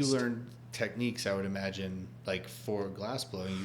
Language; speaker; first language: English; native; English